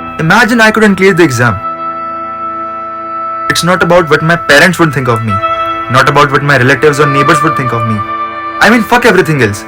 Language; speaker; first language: English; non-native, local second language; Hindi